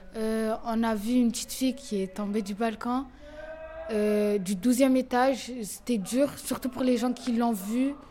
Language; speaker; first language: French; native; French